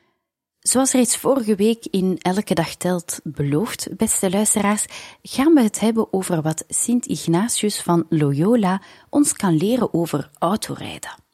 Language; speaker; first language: Dutch; native; Dutch